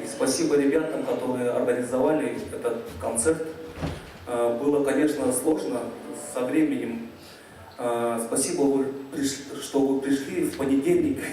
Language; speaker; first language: Russian; non-native, local second language; Tuvinian